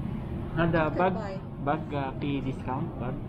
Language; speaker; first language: English; non-native, local second language; Filipino